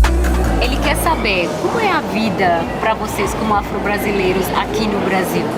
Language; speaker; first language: Portuguese; non-native, fluent; English